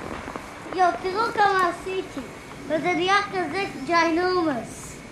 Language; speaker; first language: Hebrew; early bilingual, heritage; Hebrew